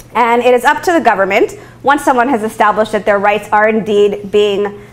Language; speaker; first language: English; native; English